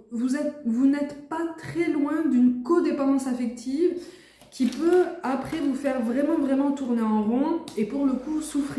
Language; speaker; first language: French; native; French